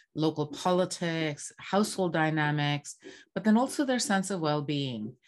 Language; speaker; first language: English; non-native, local second language; Bangla